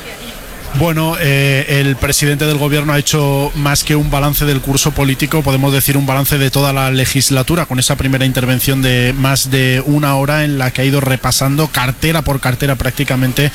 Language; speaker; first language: Spanish; native; Spanish